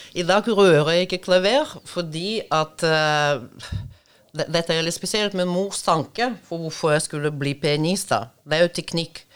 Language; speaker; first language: Norwegian; non-native, fluent; Russian